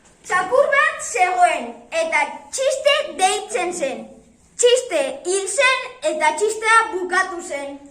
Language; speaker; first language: Basque; non-native, local second language; Spanish